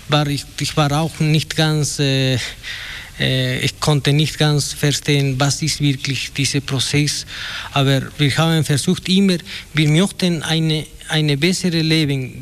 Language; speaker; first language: German; non-native, learner; Spanish